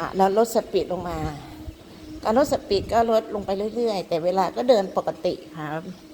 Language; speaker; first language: Thai; non-native, local second language; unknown